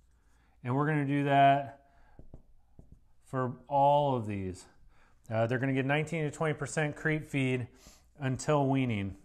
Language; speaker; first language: English; native; English